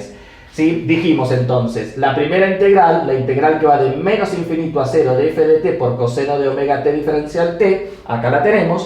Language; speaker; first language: Spanish; native; Spanish